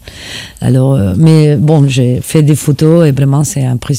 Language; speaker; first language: French; non-native, fluent; Spanish